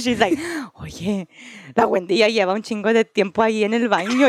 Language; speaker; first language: Spanish; early bilingual, other home language; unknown